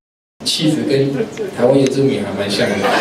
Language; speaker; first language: Chinese; native; Chinese